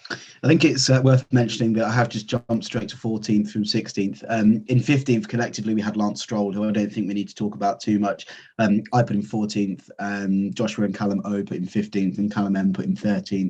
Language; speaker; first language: English; native; English